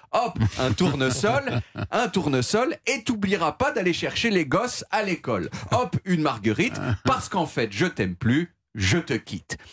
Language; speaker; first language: French; native; French